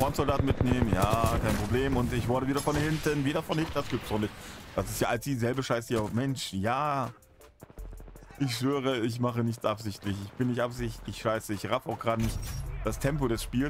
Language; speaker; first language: German; native; German